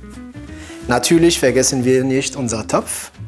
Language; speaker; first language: German; non-native, fluent; French